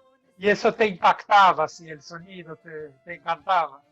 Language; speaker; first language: Spanish; non-native, fluent; Portuguese